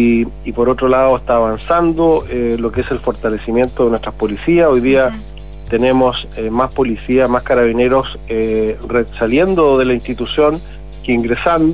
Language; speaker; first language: Spanish; native; Spanish